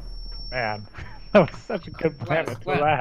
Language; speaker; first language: English; native; English